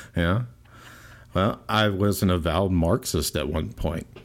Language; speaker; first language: English; native; English